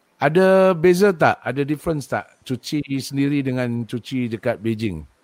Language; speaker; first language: Malay; native; Malay